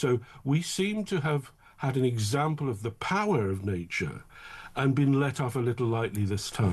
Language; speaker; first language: English; native; English